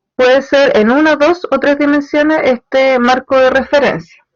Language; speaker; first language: Spanish; native; Spanish